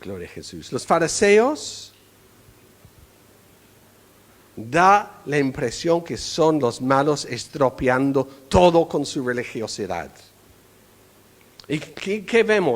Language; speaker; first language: Spanish; non-native, fluent; English